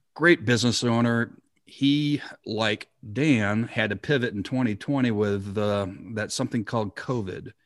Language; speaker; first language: English; native; English